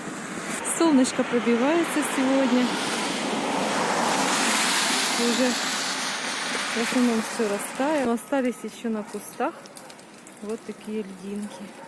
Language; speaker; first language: Russian; native; Russian